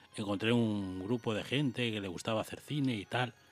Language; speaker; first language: Spanish; native; Spanish